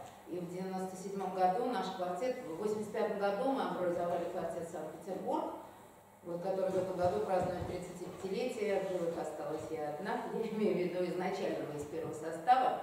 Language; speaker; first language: Russian; native; Russian